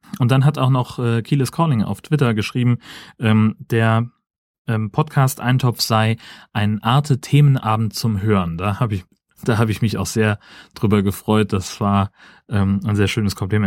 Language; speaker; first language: German; native; German